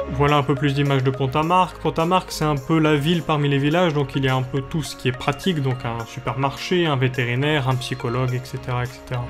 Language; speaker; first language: French; native; French